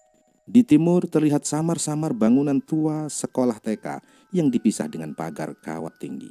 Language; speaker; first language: Indonesian; native; Indonesian